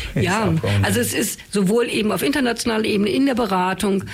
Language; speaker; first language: German; native; German